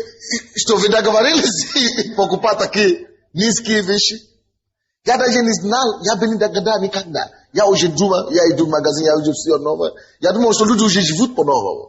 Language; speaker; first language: Russian; non-native, fluent; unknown